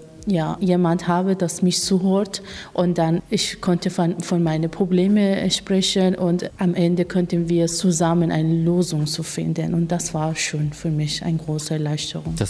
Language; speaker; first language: German; non-native, fluent; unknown